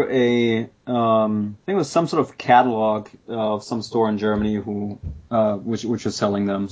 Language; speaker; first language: English; non-native, fluent; German